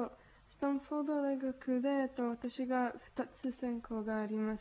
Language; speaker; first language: Japanese; non-native, learner; Spanish